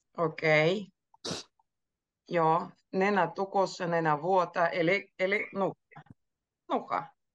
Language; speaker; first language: Finnish; native; Finnish